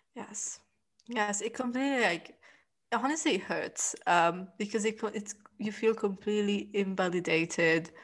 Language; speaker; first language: English; non-native, fluent; Italian